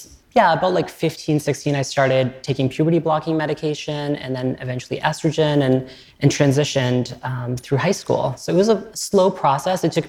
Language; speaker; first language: English; native; English